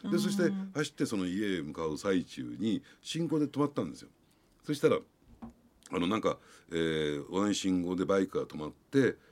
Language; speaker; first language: Japanese; native; Japanese